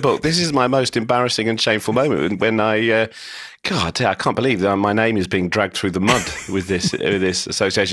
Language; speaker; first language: English; native; English